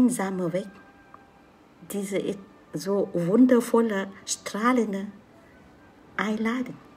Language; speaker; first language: German; non-native, learner; Vietnamese